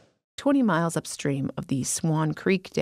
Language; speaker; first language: English; native; English